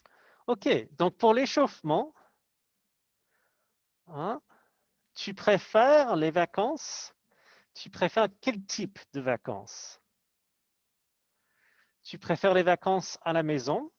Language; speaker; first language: French; non-native, fluent; English